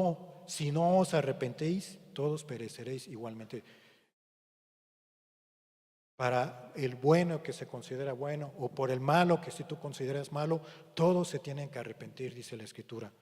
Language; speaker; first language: Spanish; native; Spanish